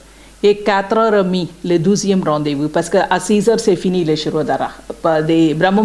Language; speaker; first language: French; non-native, learner; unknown